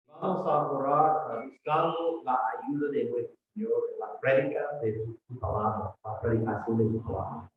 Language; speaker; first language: Spanish; non-native, fluent; English